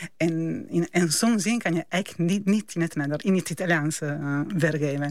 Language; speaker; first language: Dutch; non-native, fluent; Italian